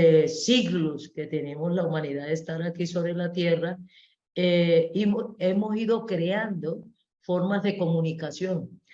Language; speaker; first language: Spanish; native; Spanish